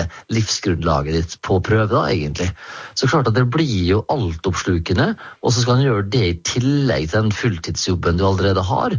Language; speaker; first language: Norwegian; native; Norwegian